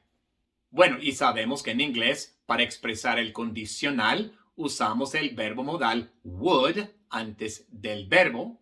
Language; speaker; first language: Spanish; non-native, fluent; English